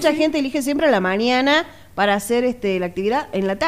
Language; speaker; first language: Spanish; native; Spanish